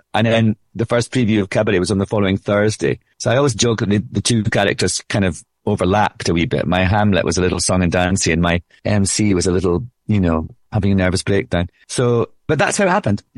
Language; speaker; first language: English; native; English